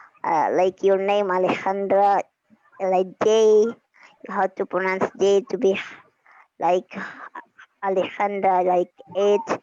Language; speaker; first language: English; non-native, fluent; Indonesian